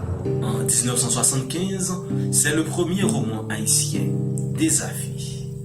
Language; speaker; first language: French; non-native, local second language; Haitian Creole